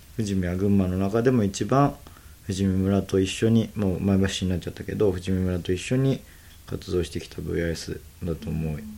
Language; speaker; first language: Japanese; native; Japanese